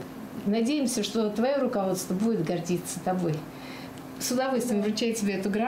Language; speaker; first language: Russian; native; Russian